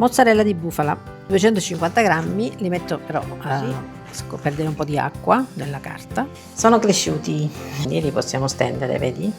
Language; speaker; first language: Italian; native; Italian